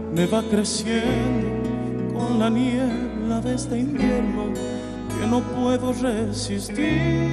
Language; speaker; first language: Spanish; native; Spanish